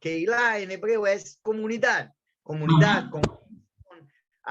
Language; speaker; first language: Spanish; non-native, fluent; Portuguese